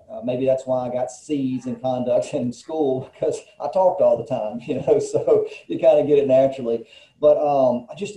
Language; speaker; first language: English; native; English